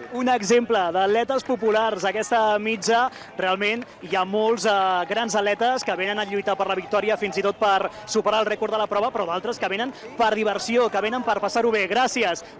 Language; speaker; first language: Catalan; native; Catalan